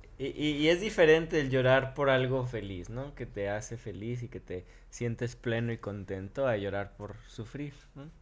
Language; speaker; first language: Spanish; native; Spanish